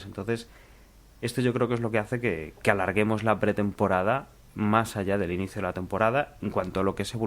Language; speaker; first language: Spanish; native; Spanish